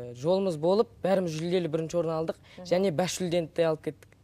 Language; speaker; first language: Kazakh; native; Kazakh